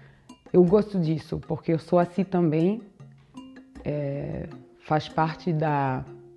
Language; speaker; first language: Portuguese; non-native, fluent; French